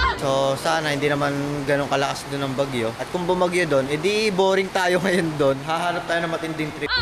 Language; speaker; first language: Filipino; native; Filipino